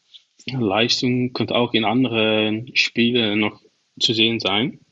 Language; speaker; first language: German; non-native, learner; Dutch